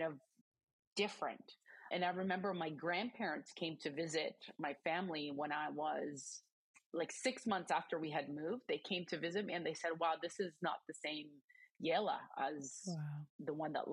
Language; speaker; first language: English; early bilingual, other home language; Croatian